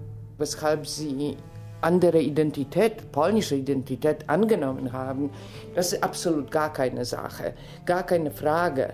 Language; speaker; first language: German; non-native, fluent; Polish